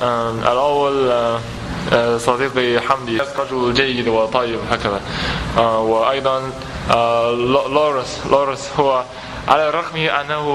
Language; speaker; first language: Arabic; non-native, fluent; Chinese